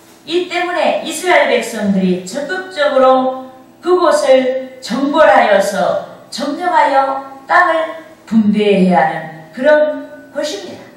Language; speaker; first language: Korean; native; Korean